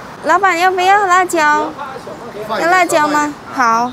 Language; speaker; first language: Chinese; non-native, fluent; Indonesian